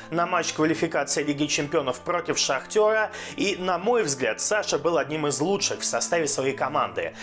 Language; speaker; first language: Russian; native; Russian